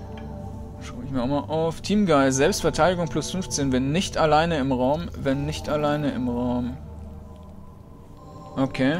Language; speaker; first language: German; native; German